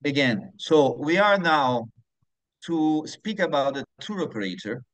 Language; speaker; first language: English; non-native, fluent; Italian